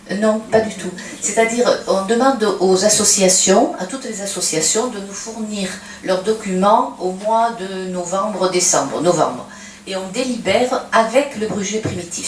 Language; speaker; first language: French; native; French